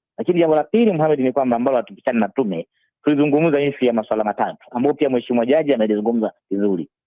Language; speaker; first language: Swahili; native; Swahili